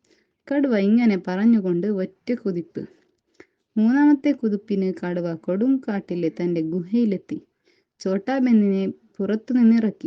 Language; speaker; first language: Malayalam; native; Malayalam